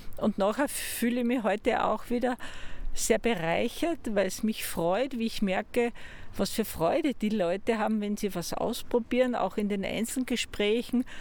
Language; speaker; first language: German; native; German